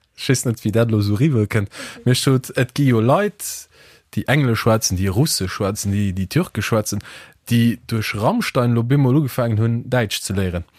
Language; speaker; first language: Luxembourgish; early bilingual, other home language; Portuguese